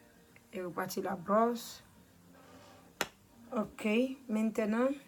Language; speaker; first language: French; non-native, learner; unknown